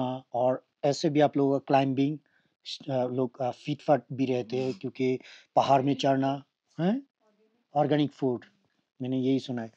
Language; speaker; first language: Hindi; non-native, fluent; Bangla